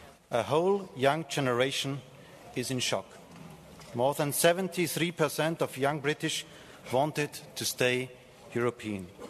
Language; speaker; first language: English; non-native, fluent; German